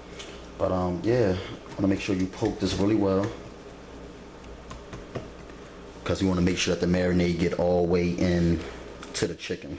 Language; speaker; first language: English; native; English